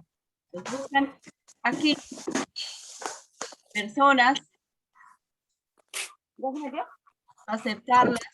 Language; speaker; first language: Spanish; native; Spanish